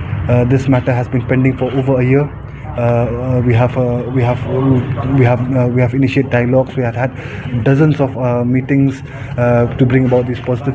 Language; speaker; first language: English; non-native, local second language; Khasi